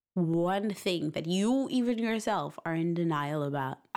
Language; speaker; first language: English; non-native, local second language; Shona